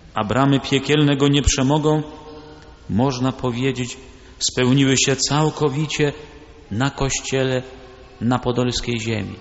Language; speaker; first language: Polish; early bilingual, other home language; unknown